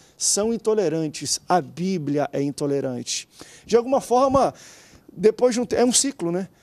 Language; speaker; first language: Portuguese; native; Portuguese